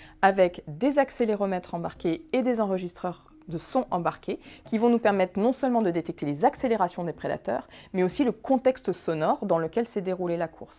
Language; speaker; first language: French; native; French